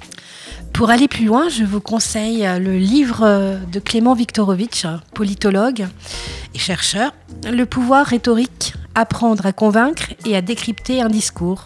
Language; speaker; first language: French; native; French